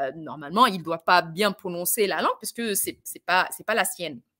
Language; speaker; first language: French; non-native, fluent; Arabic